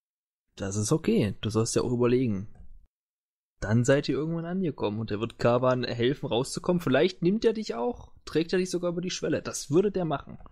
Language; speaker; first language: German; native; German